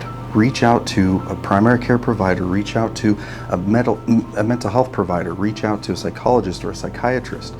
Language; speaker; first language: English; native; English